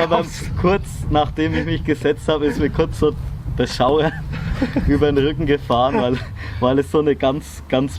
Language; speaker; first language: German; native; German